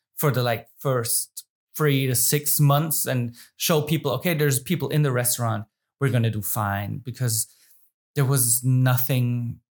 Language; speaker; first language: English; non-native, fluent; German